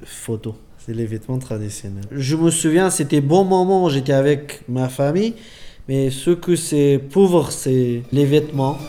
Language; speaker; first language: French; non-native, learner; Kurdish